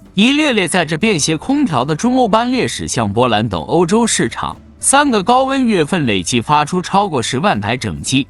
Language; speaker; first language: Chinese; native; Chinese